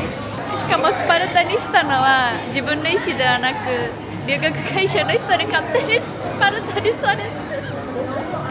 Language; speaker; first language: Japanese; native; Japanese